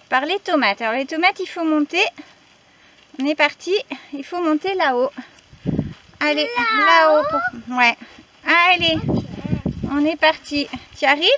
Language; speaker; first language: French; native; French